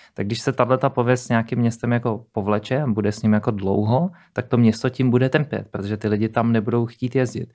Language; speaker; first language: Czech; native; Czech